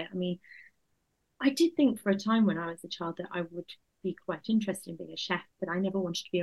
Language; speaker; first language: English; native; English